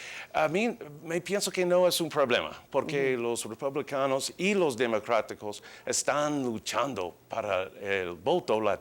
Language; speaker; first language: Spanish; early bilingual, heritage; English